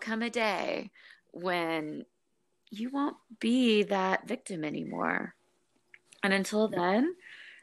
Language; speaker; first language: English; native; English